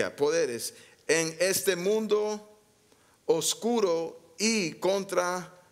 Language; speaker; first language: Spanish; non-native, learner; English